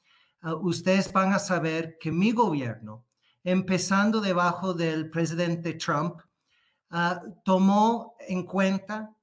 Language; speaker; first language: Spanish; non-native, fluent; English